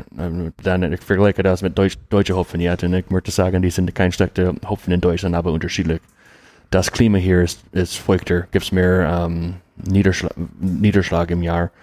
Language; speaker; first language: German; non-native, learner; English